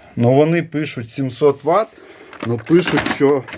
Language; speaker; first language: Ukrainian; non-native, local second language; Russian